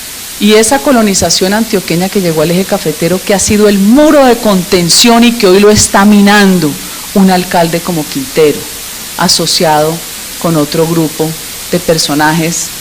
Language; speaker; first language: Spanish; native; Spanish